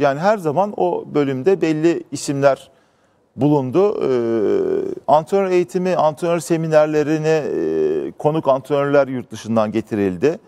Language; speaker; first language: Turkish; native; Turkish